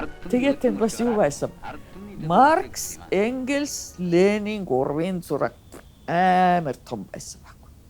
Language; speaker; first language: Mongolian; non-native, fluent; Finnish